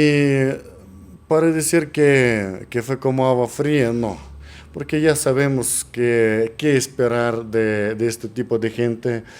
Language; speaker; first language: Spanish; non-native, learner; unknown